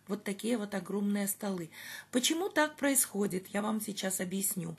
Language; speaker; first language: Russian; native; Russian